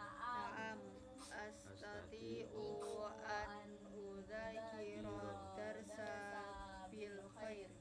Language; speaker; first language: Arabic; non-native, learner; Indonesian